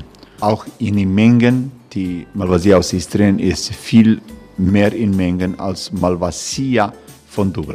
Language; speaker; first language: German; non-native, learner; Croatian